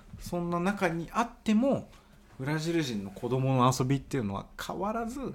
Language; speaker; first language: Japanese; early bilingual, other home language; Portuguese